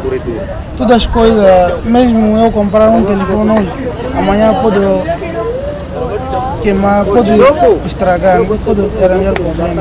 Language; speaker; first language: Portuguese; non-native, local second language; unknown